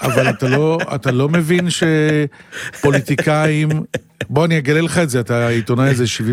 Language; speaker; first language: Hebrew; native; Hebrew